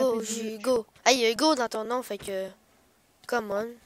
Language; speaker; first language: French; native; French